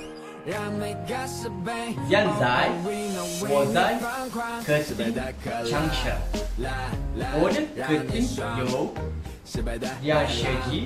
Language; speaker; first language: Chinese; non-native, learner; Malay